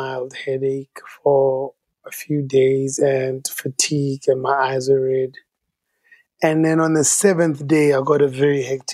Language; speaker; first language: English; non-native, local second language; Tswana